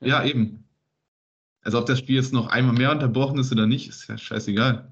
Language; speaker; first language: German; native; German